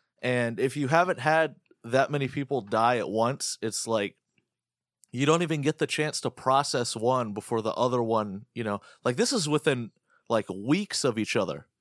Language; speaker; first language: English; early bilingual, other home language; Arabic